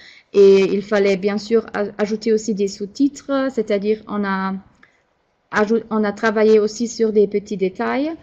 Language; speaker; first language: French; non-native, fluent; German